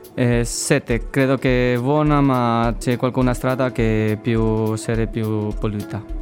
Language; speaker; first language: Italian; non-native, learner; Spanish